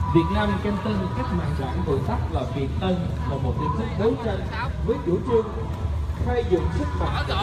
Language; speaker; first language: Vietnamese; native; Vietnamese